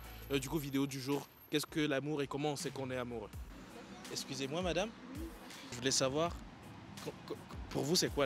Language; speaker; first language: French; native; French